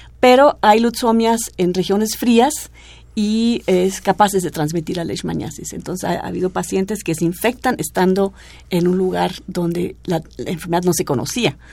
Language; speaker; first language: Spanish; non-native, fluent; German